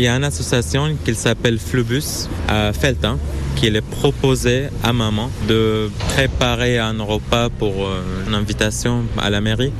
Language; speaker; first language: French; non-native, learner; Arabic